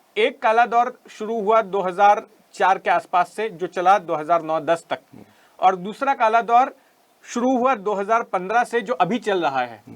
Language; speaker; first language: Hindi; native; Hindi